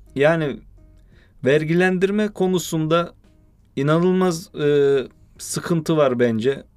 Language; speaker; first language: Turkish; early bilingual, heritage; Turkish